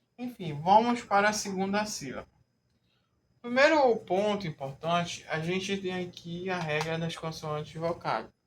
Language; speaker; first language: Portuguese; native; Portuguese